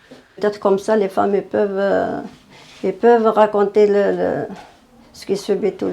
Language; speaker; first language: French; non-native, fluent; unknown